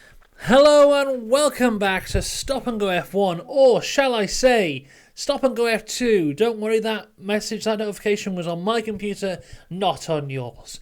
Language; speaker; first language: English; native; English